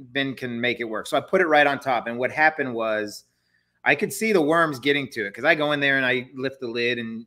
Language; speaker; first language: English; native; English